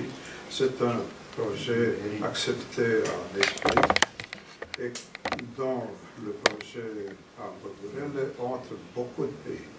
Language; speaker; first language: French; non-native, fluent; Romanian